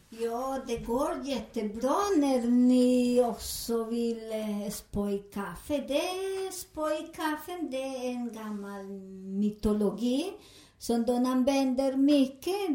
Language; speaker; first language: Swedish; non-native, learner; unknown